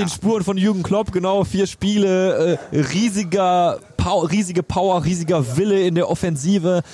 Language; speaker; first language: German; native; German